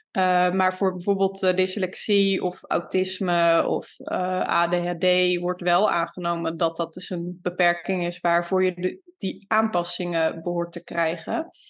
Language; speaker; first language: Dutch; native; Dutch